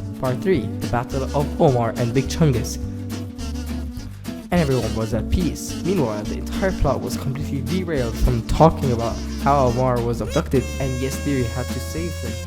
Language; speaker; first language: English; native; English